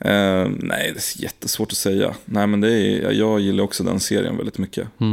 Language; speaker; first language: Swedish; native; Swedish